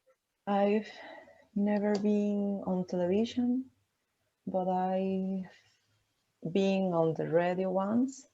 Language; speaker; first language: English; non-native, learner; Spanish